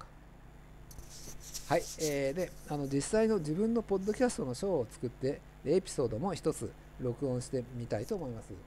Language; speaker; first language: Japanese; native; Japanese